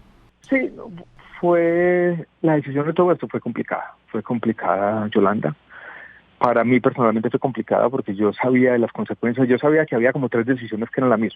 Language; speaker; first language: Spanish; native; Spanish